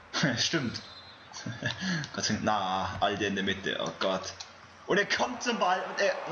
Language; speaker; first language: German; native; German